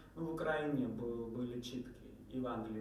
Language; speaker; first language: Czech; non-native, learner; Georgian